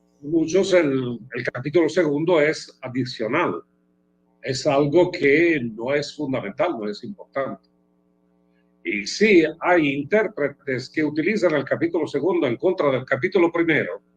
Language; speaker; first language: Spanish; non-native, fluent; Italian